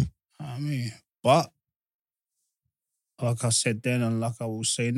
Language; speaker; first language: English; native; English